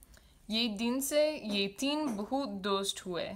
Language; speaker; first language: Hindi; non-native, learner; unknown